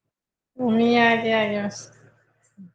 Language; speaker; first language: Japanese; non-native, learner; Bangla